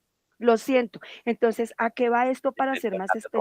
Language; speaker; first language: Spanish; native; Spanish